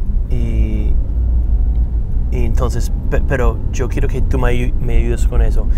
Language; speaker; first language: Spanish; non-native, fluent; English